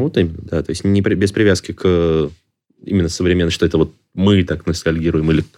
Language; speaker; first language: Russian; native; Russian